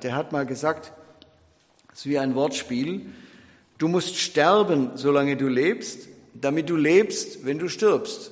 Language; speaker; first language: German; native; German